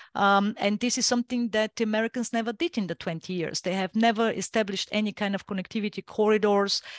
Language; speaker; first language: English; non-native, fluent; Bulgarian